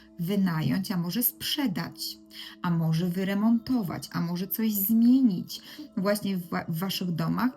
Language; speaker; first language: Polish; native; Polish